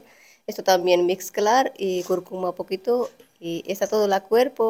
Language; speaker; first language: Spanish; non-native, learner; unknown